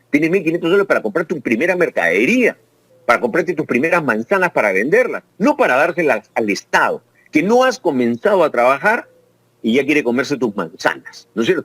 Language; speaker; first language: Spanish; native; Spanish